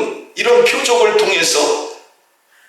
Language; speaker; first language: Korean; native; Korean